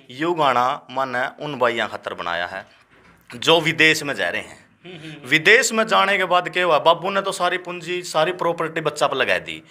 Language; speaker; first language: Hindi; native; Hindi